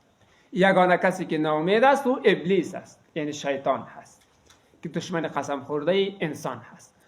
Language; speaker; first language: Persian; native; Persian